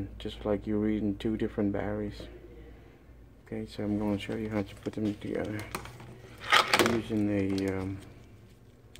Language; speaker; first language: English; non-native, fluent; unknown